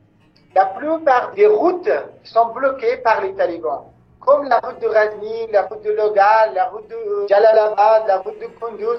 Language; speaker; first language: French; non-native, local second language; Persian